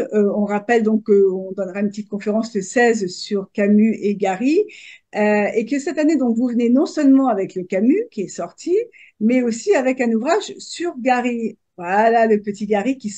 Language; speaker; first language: French; native; French